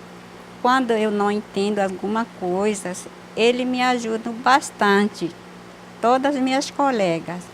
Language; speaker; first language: Portuguese; non-native, local second language; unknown